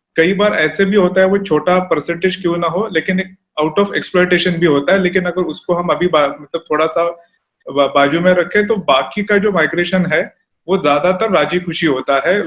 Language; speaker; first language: Hindi; non-native, local second language; Marathi